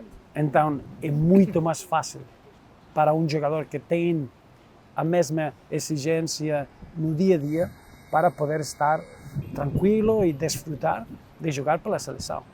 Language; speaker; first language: Portuguese; non-native, fluent; Spanish